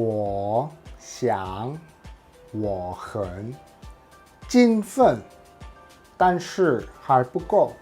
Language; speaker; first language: Chinese; non-native, learner; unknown